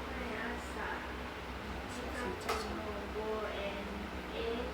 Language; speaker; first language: Japanese; non-native, learner; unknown